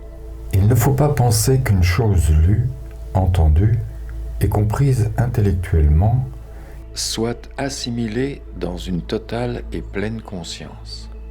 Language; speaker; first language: French; native; French